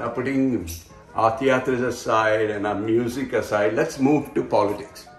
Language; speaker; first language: English; non-native, local second language; Konkani